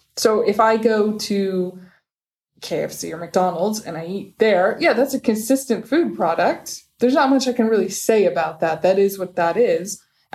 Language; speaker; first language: English; native; English